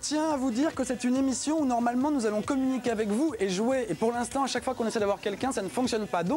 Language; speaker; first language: French; native; French